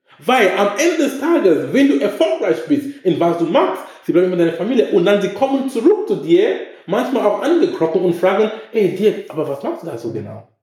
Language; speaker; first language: German; non-native, fluent; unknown